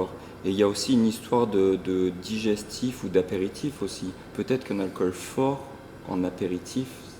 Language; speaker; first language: French; native; French